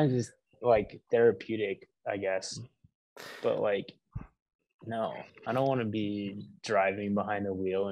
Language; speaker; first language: English; native; English